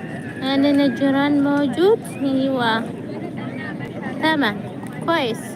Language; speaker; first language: Arabic; non-native, learner; Amharic